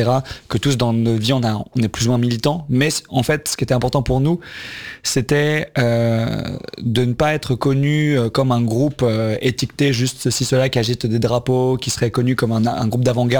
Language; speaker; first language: French; native; French